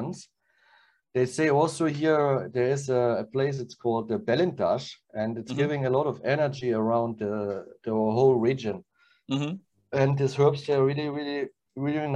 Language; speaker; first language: English; non-native, learner; German